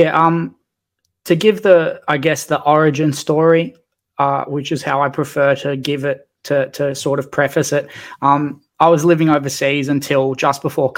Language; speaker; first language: English; native; English